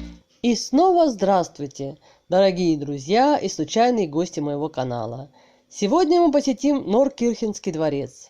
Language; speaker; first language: Russian; native; Russian